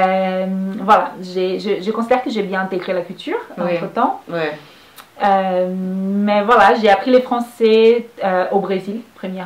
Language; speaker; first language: French; non-native, fluent; Portuguese